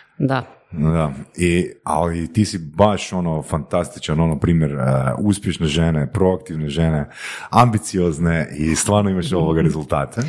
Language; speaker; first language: Croatian; native; Croatian